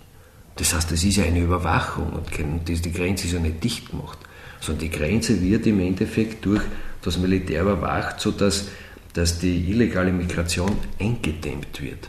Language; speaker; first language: German; native; German